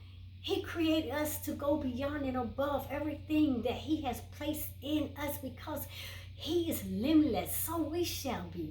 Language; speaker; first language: English; native; English